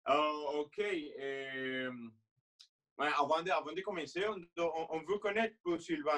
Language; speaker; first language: French; non-native, fluent; Spanish